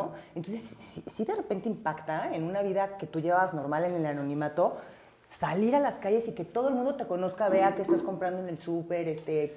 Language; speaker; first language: Spanish; native; Spanish